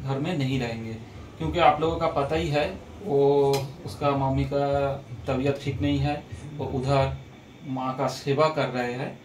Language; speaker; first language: Hindi; non-native, local second language; Bangla